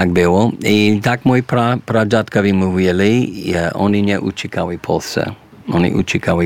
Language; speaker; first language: Polish; early bilingual, heritage; English